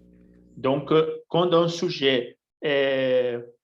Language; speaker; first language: French; non-native, fluent; Portuguese